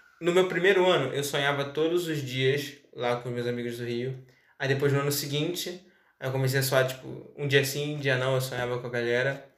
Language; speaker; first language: Portuguese; native; Portuguese